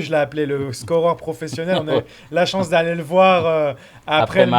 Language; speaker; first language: French; native; French